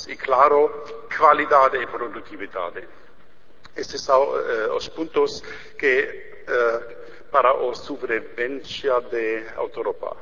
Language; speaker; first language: Portuguese; non-native, learner; German